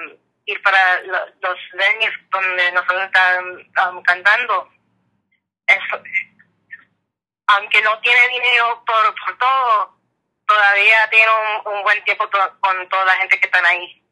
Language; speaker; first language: Spanish; early bilingual, heritage; English